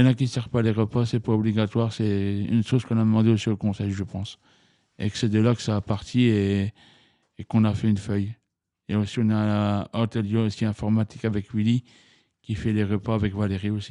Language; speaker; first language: French; native; French